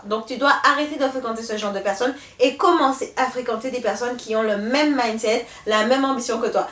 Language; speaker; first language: French; native; French